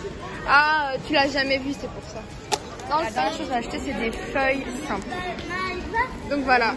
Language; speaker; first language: French; native; French